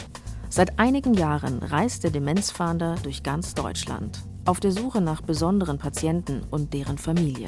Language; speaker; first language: German; native; German